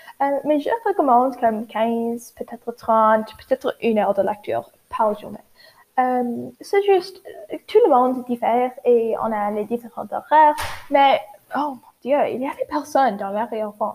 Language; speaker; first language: French; non-native, learner; English